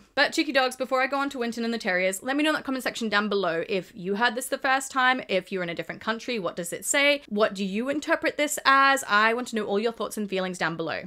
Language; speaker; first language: English; native; English